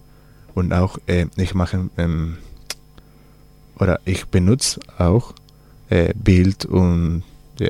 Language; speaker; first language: German; non-native, learner; Spanish